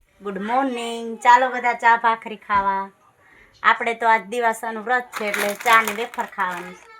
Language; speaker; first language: Gujarati; native; Gujarati